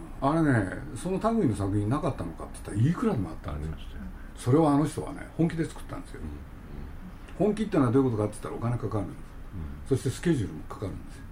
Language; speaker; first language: Japanese; native; Japanese